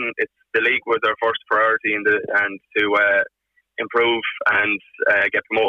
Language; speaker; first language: English; native; English